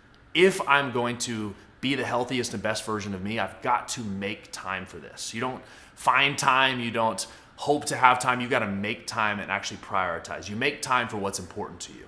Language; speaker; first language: English; native; English